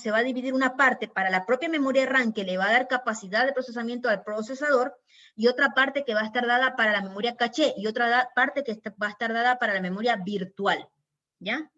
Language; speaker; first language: Spanish; native; Spanish